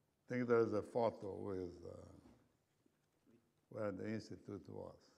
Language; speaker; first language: English; non-native, fluent; Portuguese